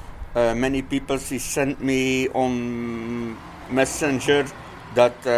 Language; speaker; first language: English; non-native, learner; Dutch